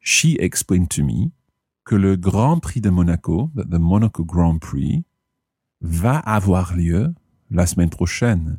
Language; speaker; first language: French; non-native, fluent; English